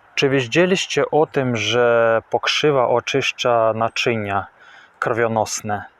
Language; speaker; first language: Polish; non-native, fluent; Russian